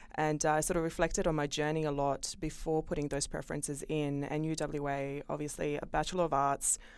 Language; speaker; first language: English; early bilingual, other home language; Bosnian